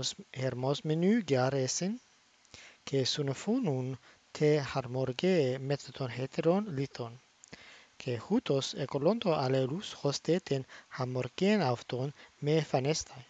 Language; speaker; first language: Greek; non-native, fluent; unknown